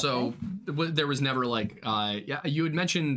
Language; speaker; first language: English; native; English